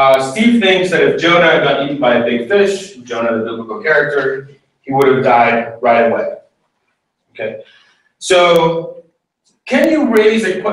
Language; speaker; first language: English; early bilingual, other home language; Spanish